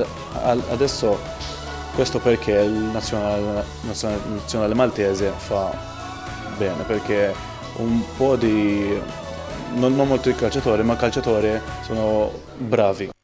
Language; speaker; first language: Italian; non-native, learner; Maltese